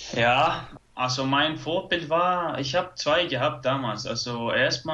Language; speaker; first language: German; non-native, fluent; Icelandic